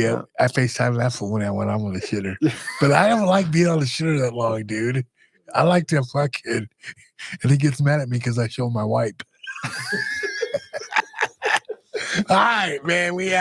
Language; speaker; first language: English; native; English